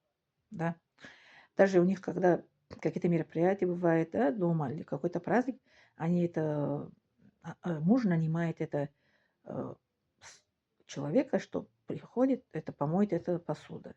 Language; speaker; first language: Russian; non-native, local second language; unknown